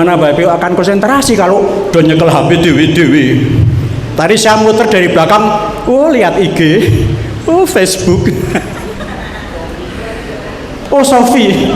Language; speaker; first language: Indonesian; native; Indonesian